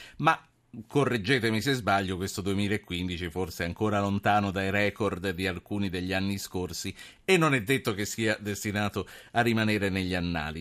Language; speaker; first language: Italian; native; Italian